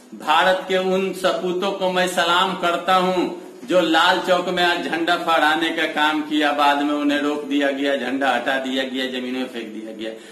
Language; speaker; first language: Hindi; native; Hindi